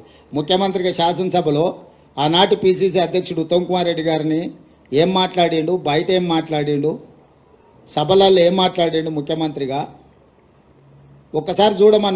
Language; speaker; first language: Telugu; native; Telugu